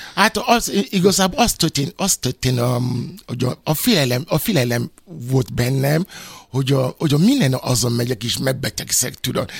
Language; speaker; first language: Hungarian; non-native, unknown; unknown